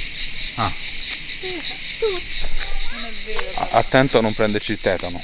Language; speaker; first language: Italian; native; Italian